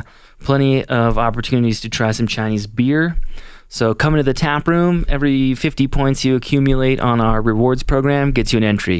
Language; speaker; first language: English; native; English